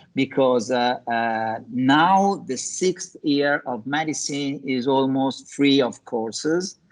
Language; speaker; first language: English; non-native, fluent; Italian